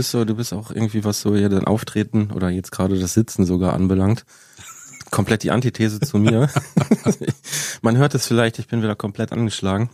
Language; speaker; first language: German; native; German